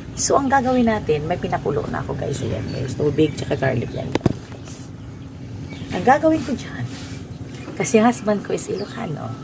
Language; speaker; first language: Filipino; non-native, local second language; Hiligaynon